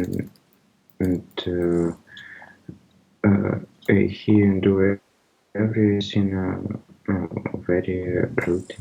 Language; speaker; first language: English; non-native, learner; Russian